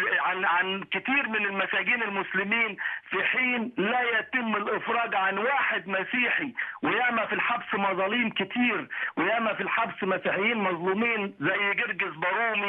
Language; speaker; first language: Arabic; native; Arabic